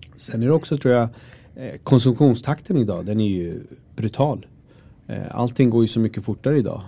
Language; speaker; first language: Swedish; early bilingual, other home language; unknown